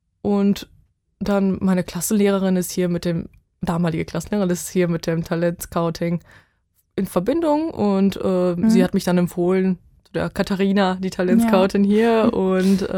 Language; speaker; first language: German; non-native, fluent; Bosnian